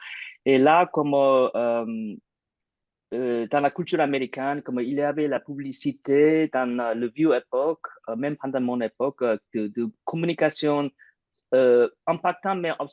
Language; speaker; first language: French; non-native, fluent; English